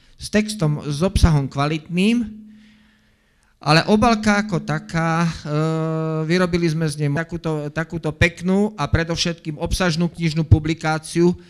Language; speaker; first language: Slovak; native; Slovak